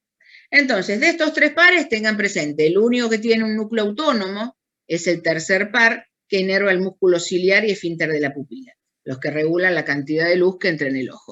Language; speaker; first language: Spanish; native; Spanish